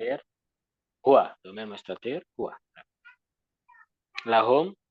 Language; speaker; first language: Arabic; non-native, fluent; Indonesian